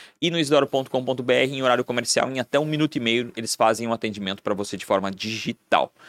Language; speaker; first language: Portuguese; non-native, fluent; Spanish